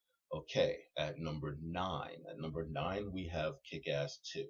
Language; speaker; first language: English; native; English